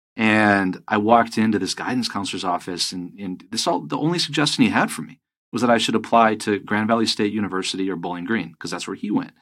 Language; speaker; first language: English; native; English